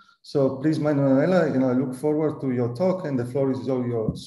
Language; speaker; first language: English; non-native, fluent; Italian